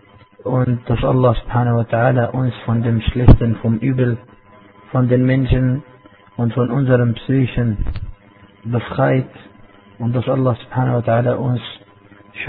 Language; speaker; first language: German; non-native, fluent; Arabic